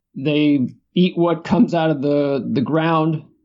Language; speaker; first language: English; native; English